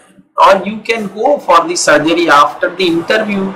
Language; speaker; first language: English; non-native, local second language; Hindi